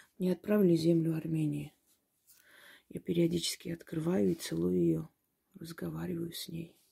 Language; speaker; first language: Russian; non-native, local second language; Armenian